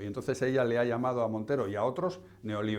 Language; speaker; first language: Spanish; native; Spanish